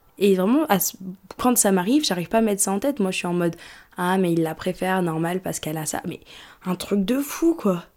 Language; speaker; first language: French; early bilingual, other home language; English